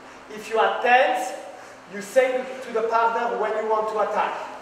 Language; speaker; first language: English; non-native, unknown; French